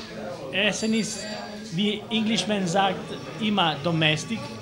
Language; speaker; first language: German; non-native, learner; Serbian